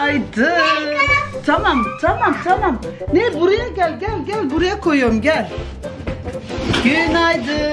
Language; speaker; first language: Turkish; early bilingual, other home language; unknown